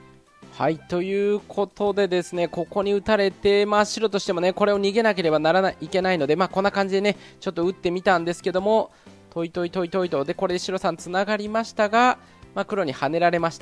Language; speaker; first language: Japanese; native; Japanese